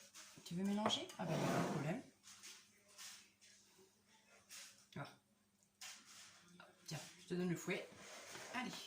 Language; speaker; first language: French; native; French